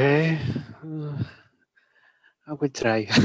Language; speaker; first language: English; non-native, learner; Spanish